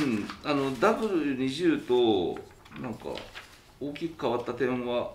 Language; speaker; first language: Japanese; native; Japanese